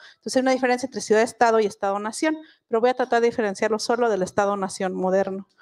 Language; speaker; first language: Spanish; non-native, local second language; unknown